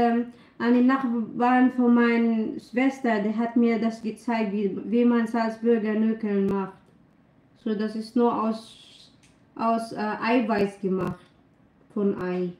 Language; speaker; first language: German; non-native, learner; Filipino